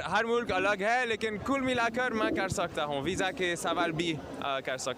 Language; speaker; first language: Hindi; non-native, learner; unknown